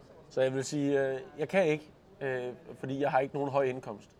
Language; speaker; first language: Danish; native; Danish